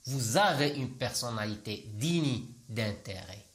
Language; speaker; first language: French; non-native, local second language; Arabic